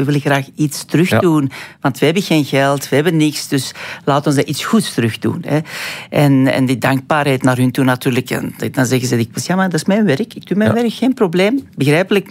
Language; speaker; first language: Dutch; non-native, fluent; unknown